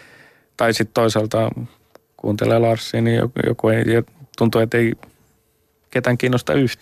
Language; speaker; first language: Finnish; native; Finnish